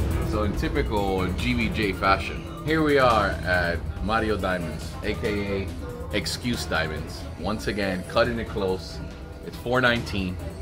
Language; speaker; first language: English; early bilingual, other home language; Spanish